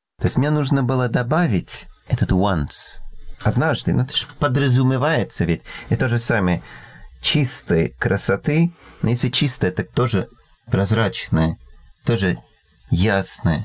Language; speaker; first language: Russian; non-native, fluent; English